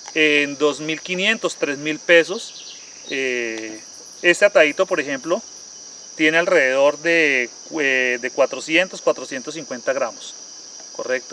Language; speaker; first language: Spanish; native; Spanish